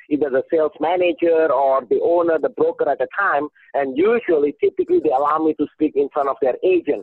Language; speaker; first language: English; non-native, fluent; Indonesian